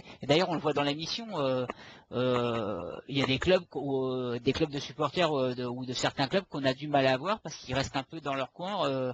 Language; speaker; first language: French; native; French